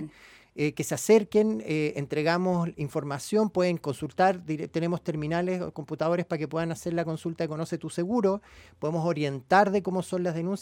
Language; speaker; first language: Spanish; native; Spanish